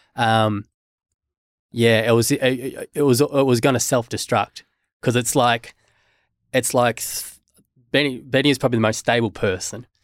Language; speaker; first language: English; native; English